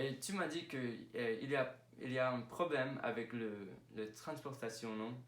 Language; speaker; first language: French; non-native, learner; English